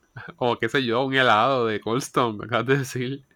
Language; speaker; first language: Spanish; native; Spanish